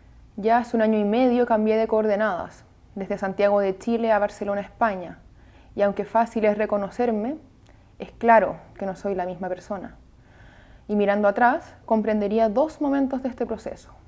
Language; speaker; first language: Spanish; native; Spanish